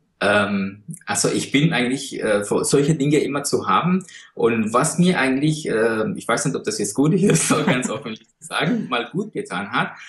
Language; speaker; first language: German; non-native, fluent; Persian